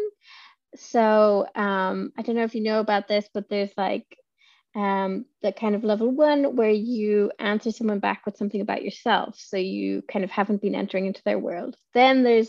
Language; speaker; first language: English; native; English